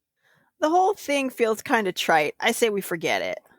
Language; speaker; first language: English; native; English